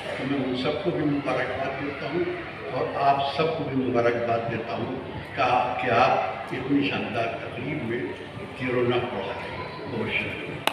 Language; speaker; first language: Urdu; native; Urdu